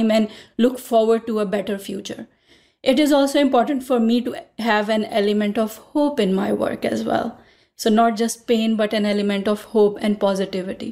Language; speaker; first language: English; non-native, local second language; Urdu